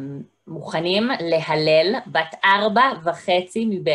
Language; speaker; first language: Hebrew; native; Hebrew